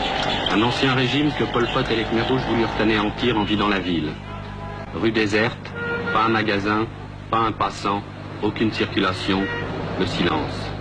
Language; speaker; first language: French; native; French